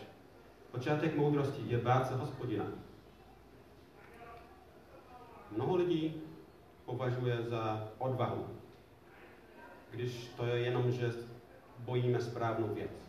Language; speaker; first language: Czech; non-native, fluent; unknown